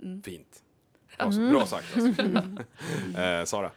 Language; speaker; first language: Swedish; native; Swedish